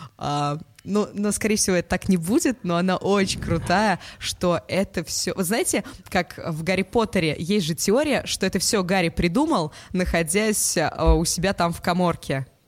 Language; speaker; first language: Russian; native; Russian